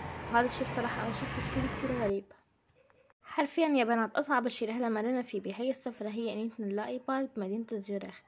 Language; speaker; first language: Arabic; native; Arabic